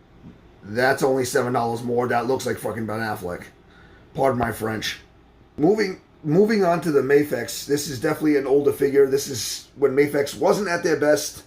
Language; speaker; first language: English; native; English